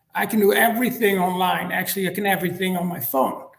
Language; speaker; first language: English; non-native, fluent; Dutch